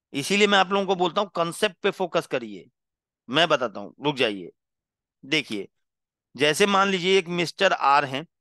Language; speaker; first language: Hindi; non-native, local second language; Gujarati